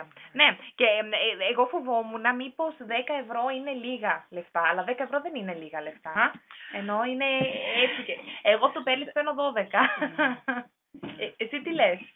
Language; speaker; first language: Greek; non-native, learner; German